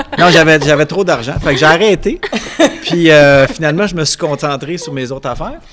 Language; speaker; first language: French; native; French